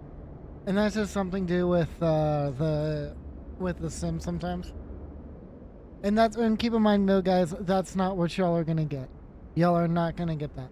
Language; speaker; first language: English; native; English